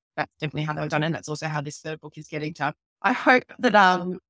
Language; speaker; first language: English; native; English